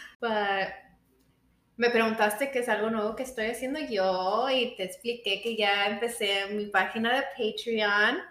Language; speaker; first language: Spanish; early bilingual, heritage; English